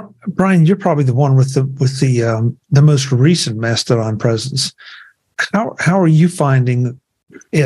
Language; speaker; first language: English; native; English